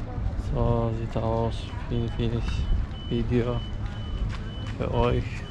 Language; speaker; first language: German; non-native, learner; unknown